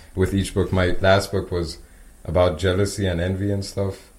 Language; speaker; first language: English; non-native, fluent; Persian